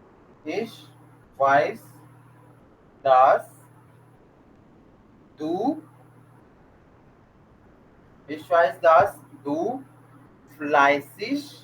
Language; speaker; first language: German; non-native, fluent; Urdu